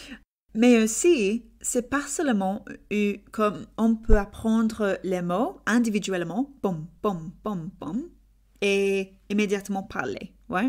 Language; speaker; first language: French; non-native, learner; English